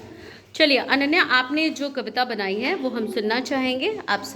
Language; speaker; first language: Hindi; native; Hindi